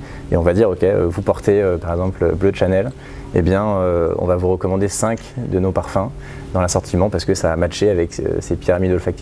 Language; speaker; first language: French; native; French